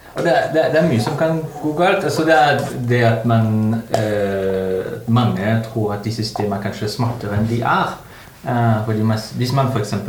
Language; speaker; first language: Norwegian; non-native, fluent; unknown